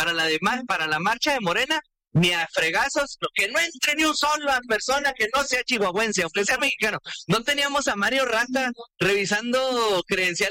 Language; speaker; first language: Spanish; native; Spanish